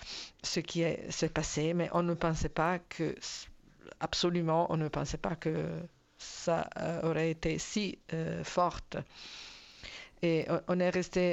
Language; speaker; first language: French; non-native, fluent; Italian